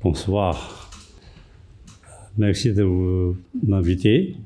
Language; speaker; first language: French; non-native, fluent; Chinese